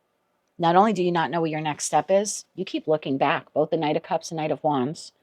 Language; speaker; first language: English; native; English